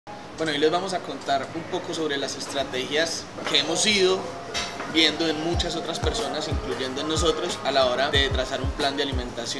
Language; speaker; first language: Spanish; native; Spanish